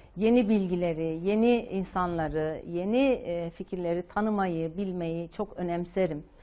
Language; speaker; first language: Turkish; native; Turkish